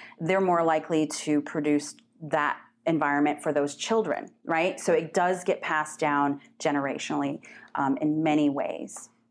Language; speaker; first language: English; native; English